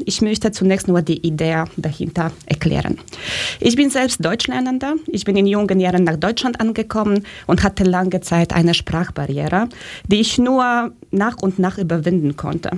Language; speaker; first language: German; early bilingual, other home language; Polish